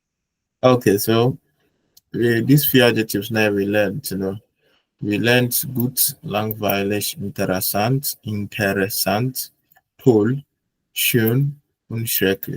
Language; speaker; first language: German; non-native, fluent; Akan